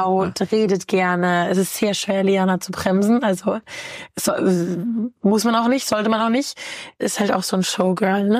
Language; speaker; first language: German; native; German